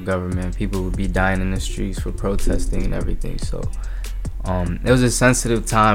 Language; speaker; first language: English; native; English